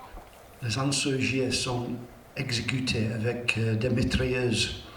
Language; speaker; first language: French; non-native, learner; English